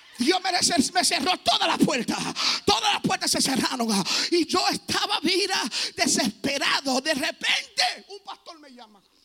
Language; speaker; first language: Spanish; early bilingual, heritage; Spanish